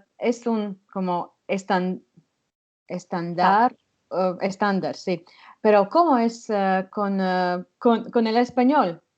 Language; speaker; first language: Spanish; non-native, fluent; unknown